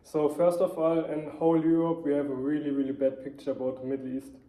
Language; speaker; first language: English; non-native, fluent; German